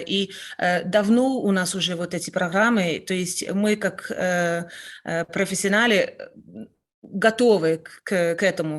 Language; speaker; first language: Russian; non-native, fluent; French